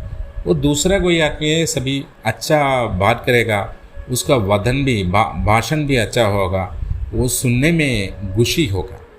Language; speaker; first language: Hindi; non-native, local second language; Malayalam